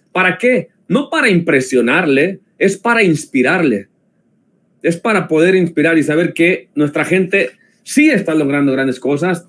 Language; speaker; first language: Spanish; native; Spanish